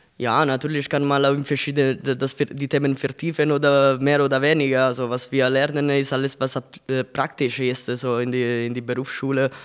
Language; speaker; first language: German; non-native, learner; Italian